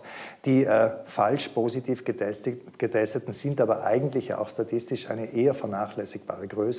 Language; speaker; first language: German; native; German